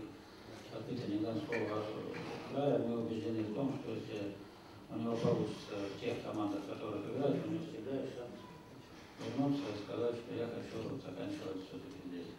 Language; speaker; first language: Russian; native; Russian